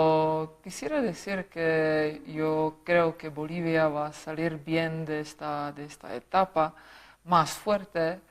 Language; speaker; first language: Spanish; non-native, fluent; Czech